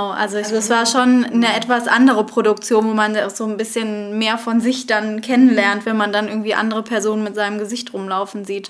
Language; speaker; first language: German; native; German